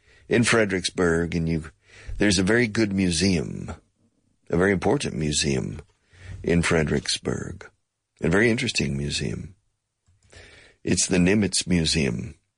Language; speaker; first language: English; native; English